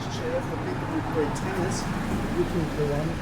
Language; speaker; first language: English; non-native, fluent; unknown